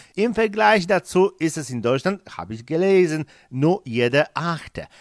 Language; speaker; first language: German; non-native, fluent; Polish